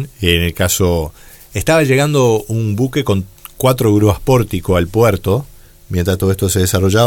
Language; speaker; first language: Spanish; native; Spanish